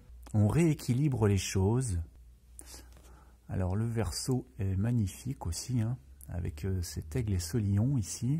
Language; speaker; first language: French; native; French